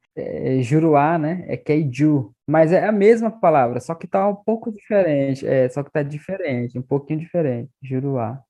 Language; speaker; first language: Portuguese; non-native, local second language; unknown